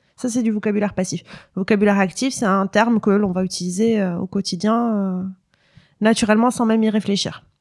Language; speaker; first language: French; non-native, local second language; Arabic